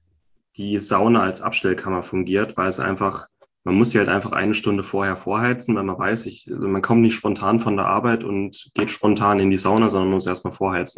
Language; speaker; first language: German; native; German